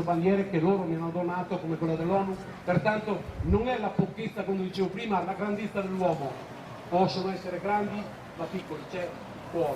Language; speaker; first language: Italian; native; Italian